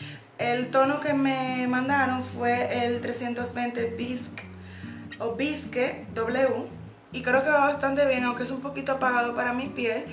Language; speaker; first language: Spanish; native; Spanish